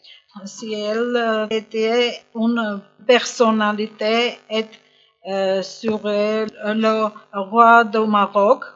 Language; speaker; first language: French; non-native, learner; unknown